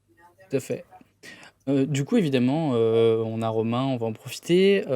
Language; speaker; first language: French; native; French